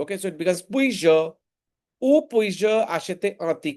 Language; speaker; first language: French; non-native, fluent; Hindi